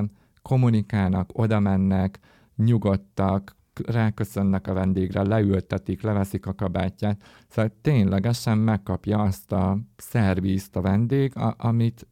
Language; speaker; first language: Hungarian; native; Hungarian